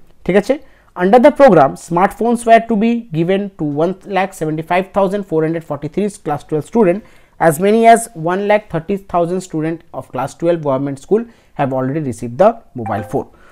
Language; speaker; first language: English; non-native, local second language; Bangla